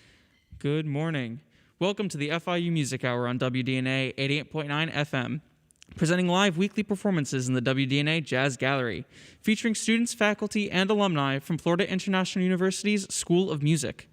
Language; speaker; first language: English; native; English